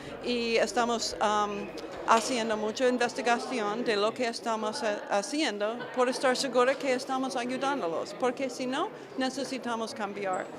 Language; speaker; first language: Spanish; non-native, fluent; English